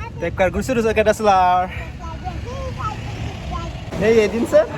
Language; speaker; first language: Turkish; non-native, fluent; Indonesian